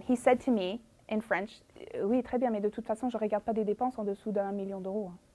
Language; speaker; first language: French; non-native, fluent; English